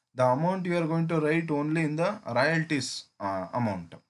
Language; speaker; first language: English; non-native, local second language; Kannada